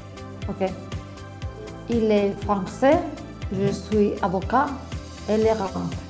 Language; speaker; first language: French; non-native, learner; Spanish